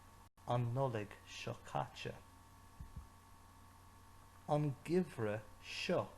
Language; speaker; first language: Irish; non-native, local second language; English